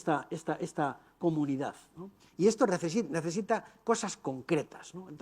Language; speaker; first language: Spanish; native; Spanish